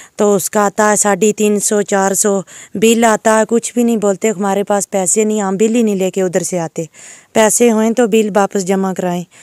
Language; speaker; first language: Hindi; non-native, local second language; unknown